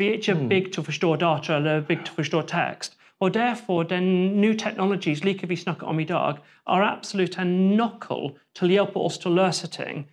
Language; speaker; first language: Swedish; non-native, fluent; English